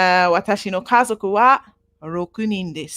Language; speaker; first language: Japanese; non-native, fluent; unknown